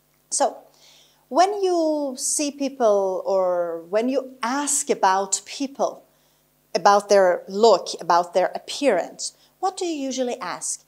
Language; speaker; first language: English; non-native, fluent; Persian